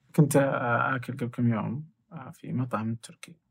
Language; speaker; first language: Arabic; native; Arabic